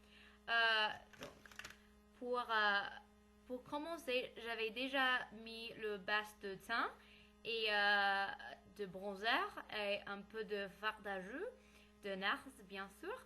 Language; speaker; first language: French; non-native, learner; English